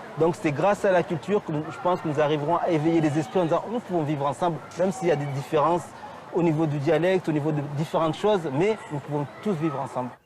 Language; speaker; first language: French; early bilingual, other home language; Ngazidja Comorian